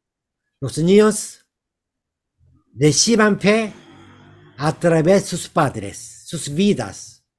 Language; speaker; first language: Spanish; non-native, learner; Korean